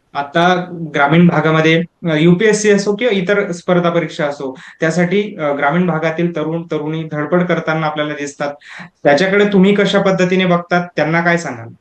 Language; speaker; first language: Marathi; native; Marathi